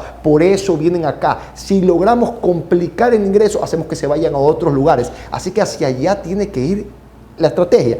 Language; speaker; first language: Spanish; native; Spanish